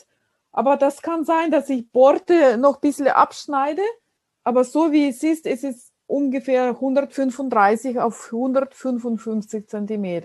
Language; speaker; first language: German; non-native, fluent; Russian